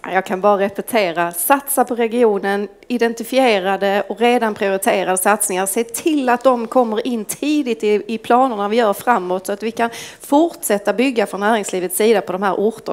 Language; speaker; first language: Swedish; native; Swedish